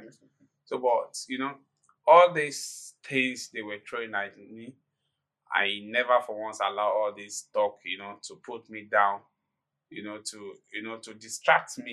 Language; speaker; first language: English; non-native, local second language; Yoruba